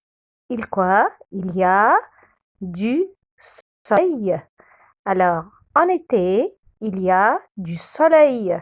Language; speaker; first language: French; non-native, fluent; Arabic